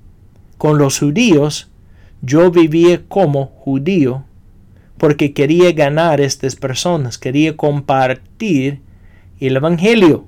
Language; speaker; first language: Spanish; non-native, fluent; English